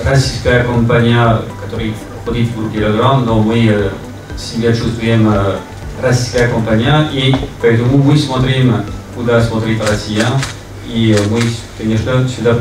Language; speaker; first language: Russian; non-native, fluent; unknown